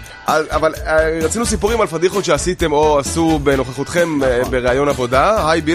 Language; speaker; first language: Hebrew; native; Hebrew